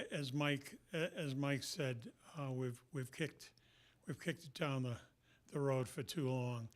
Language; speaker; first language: English; native; English